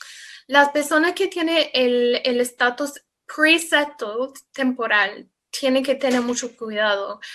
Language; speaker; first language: Spanish; non-native, fluent; English